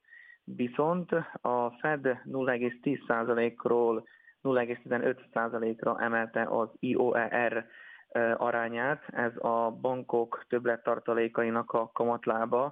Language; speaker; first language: Hungarian; native; Hungarian